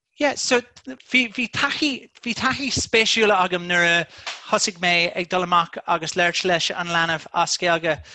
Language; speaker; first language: Irish; non-native, local second language; English